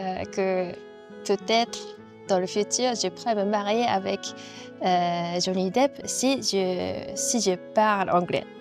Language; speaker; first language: French; non-native, fluent; Japanese